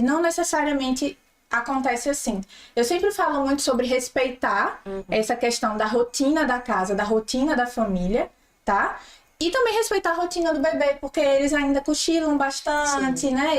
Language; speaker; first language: Portuguese; native; Portuguese